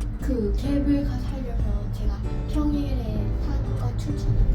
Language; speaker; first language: Korean; non-native, fluent; Lao